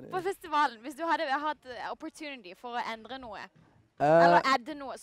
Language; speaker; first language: Norwegian; non-native, learner; Lithuanian